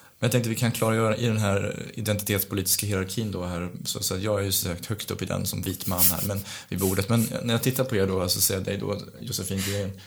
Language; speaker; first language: Swedish; early bilingual, other home language; Romanian